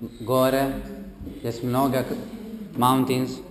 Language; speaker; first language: Russian; non-native, learner; Italian